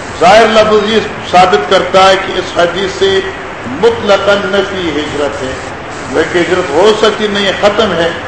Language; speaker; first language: Urdu; non-native, local second language; Northern Hindko